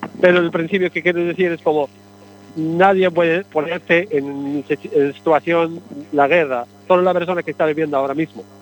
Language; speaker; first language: Spanish; non-native, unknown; Arabic